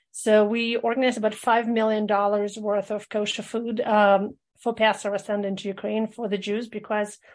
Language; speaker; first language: English; early bilingual, other home language; Russian